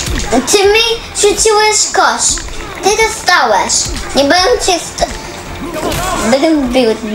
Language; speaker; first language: Polish; early bilingual, heritage; Polish